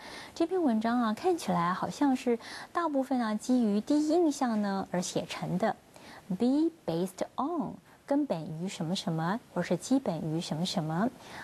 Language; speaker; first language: Chinese; native; Chinese